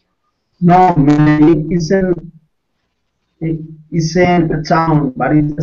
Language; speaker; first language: English; non-native, learner; Spanish